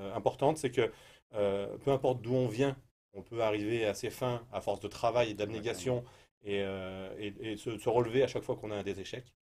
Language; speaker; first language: French; native; French